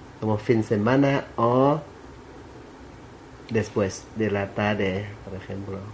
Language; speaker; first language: Spanish; non-native, learner; Thai